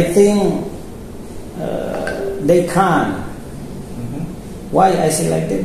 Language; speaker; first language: English; non-native, local second language; Indonesian